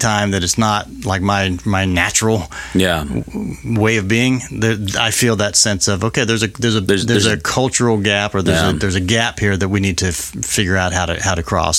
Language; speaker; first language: English; native; English